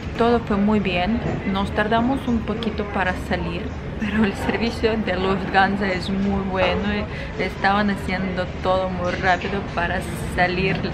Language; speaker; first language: Spanish; non-native, fluent; Ukrainian